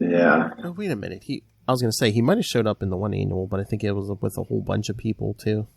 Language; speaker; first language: English; native; English